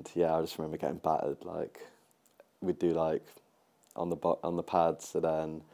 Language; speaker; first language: English; native; English